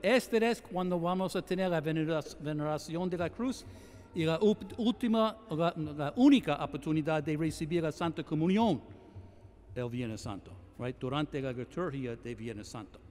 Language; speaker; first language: Spanish; non-native, fluent; English